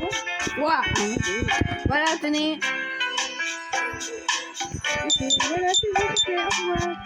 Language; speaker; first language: French; native; French